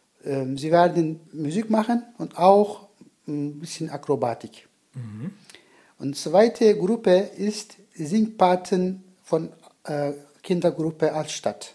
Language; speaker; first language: German; non-native, learner; Turkish